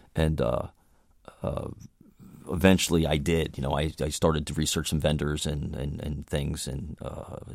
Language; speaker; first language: English; native; English